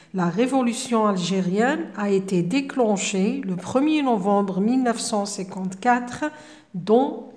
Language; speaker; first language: French; non-native, local second language; Arabic